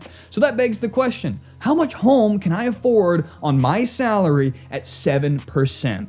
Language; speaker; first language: English; native; English